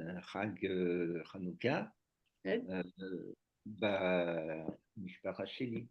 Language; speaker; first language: Hebrew; non-native, learner; French